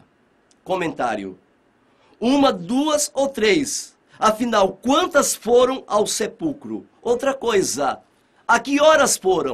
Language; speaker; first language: Portuguese; native; Portuguese